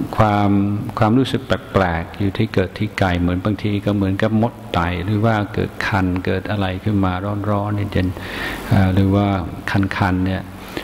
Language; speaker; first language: Thai; non-native, fluent; English